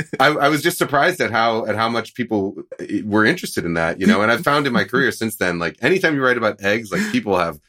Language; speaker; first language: English; native; English